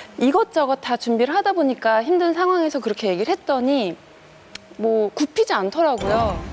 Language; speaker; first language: Korean; native; Korean